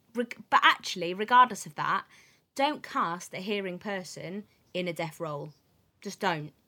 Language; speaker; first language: English; native; English